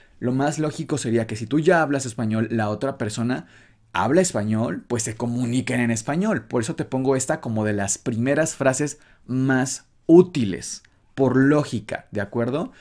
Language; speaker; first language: Spanish; native; Spanish